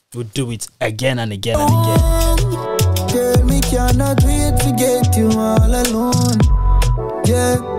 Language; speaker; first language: English; native; English